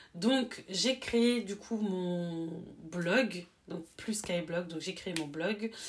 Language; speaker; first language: French; native; French